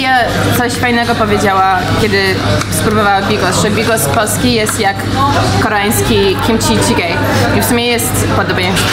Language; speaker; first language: Polish; early bilingual, heritage; Polish